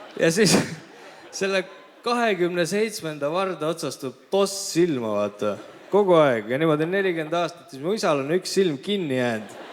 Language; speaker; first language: Estonian; early bilingual, other home language; Armenian